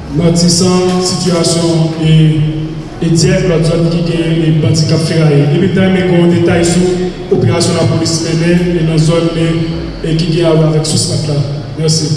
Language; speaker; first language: French; non-native, local second language; Haitian Creole